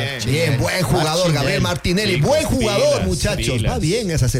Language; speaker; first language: Spanish; native; Spanish